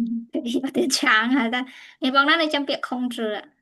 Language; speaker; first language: Chinese; non-native, fluent; Khmer